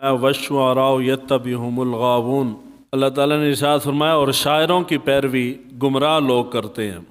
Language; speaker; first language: Urdu; non-native, local second language; Punjabi